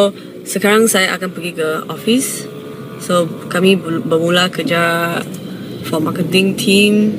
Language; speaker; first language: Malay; non-native, local second language; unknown